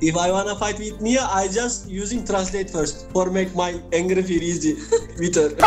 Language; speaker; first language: English; non-native, learner; Turkish